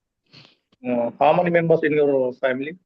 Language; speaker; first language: English; non-native, local second language; Hindi